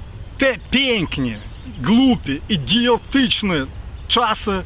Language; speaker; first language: Polish; non-native, fluent; Ukrainian